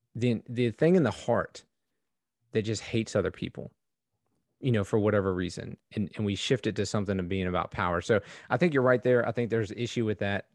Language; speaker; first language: English; native; English